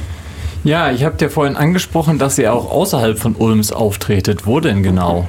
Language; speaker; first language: German; native; German